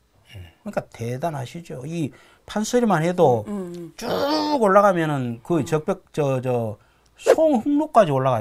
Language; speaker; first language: Korean; native; Korean